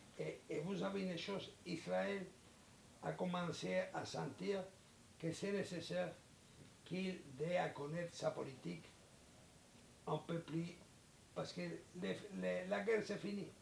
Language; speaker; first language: French; non-native, learner; Spanish